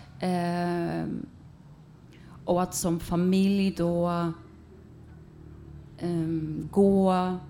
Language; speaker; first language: Swedish; early bilingual, other home language; Kurdish